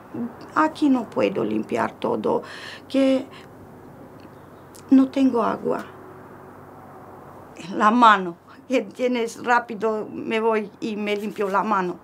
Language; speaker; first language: Spanish; non-native, learner; Romanian